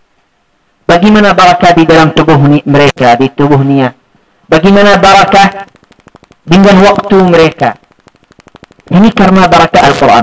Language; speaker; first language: Indonesian; non-native, fluent; Arabic